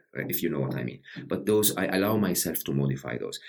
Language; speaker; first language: English; non-native, fluent; Arabic